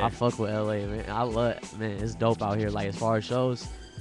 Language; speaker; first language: English; native; English